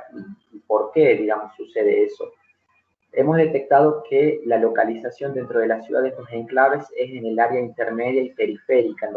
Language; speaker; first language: Spanish; native; Spanish